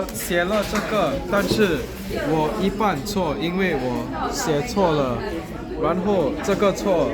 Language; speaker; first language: Chinese; non-native, learner; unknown